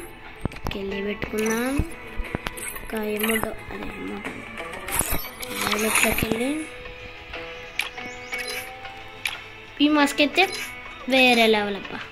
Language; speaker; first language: Telugu; native; Telugu